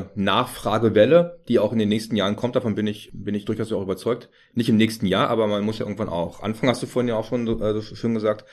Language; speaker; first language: German; native; German